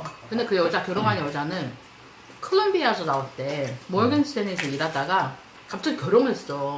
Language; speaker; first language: Korean; non-native, fluent; Chinese